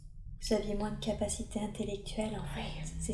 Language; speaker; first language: French; native; French